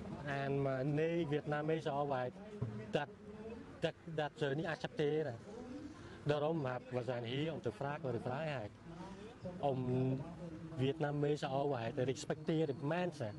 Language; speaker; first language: Dutch; non-native, learner; Khmer